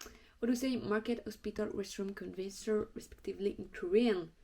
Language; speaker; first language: English; non-native, learner; French